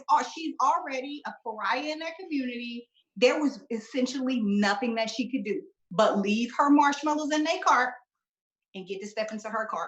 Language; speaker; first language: English; native; English